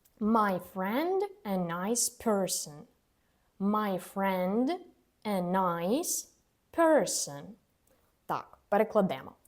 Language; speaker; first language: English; non-native, fluent; Ukrainian